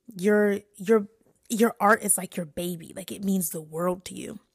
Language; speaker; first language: English; native; English